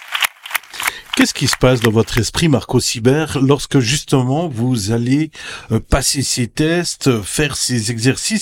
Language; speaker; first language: French; native; French